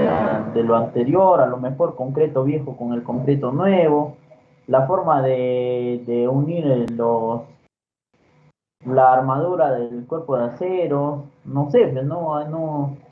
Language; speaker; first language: Spanish; native; Spanish